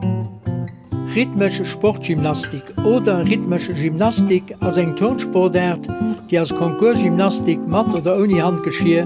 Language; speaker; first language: German; non-native, local second language; Luxembourgish